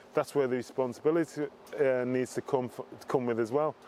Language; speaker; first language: English; native; English